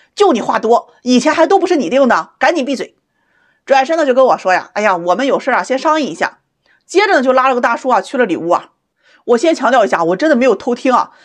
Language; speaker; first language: Chinese; native; Chinese